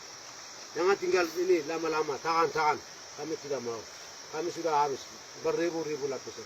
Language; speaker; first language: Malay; non-native, local second language; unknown